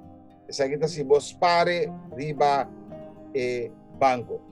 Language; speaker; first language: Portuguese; non-native, learner; Papiamento